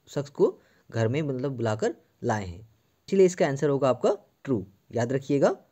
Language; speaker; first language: Hindi; non-native, local second language; Assamese